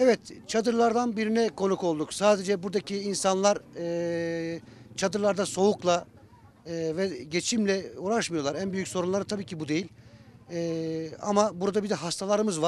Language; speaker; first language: Turkish; native; Turkish